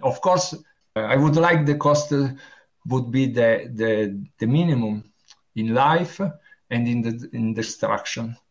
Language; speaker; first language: English; non-native, learner; Italian